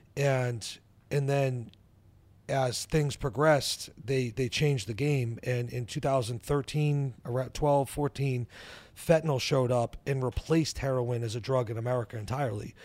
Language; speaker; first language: English; native; English